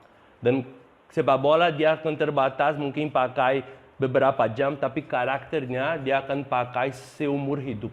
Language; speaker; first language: Indonesian; non-native, fluent; Portuguese